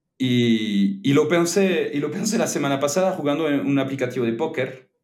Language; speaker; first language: Spanish; non-native, fluent; French